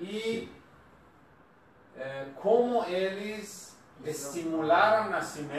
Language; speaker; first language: Portuguese; non-native, learner; Persian